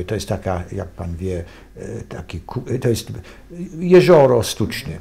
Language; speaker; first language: Polish; non-native, fluent; English